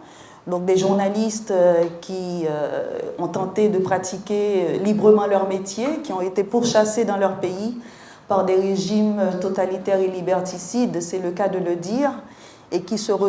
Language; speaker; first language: French; non-native, local second language; Haitian Creole